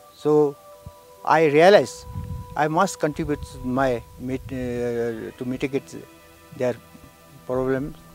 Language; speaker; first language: English; non-native, local second language; Ladakhi